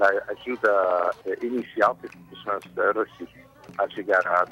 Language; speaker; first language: Portuguese; non-native, fluent; Spanish